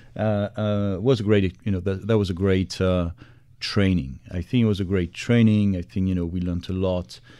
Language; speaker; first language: English; non-native, fluent; French